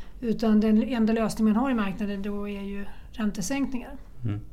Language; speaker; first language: Swedish; native; Swedish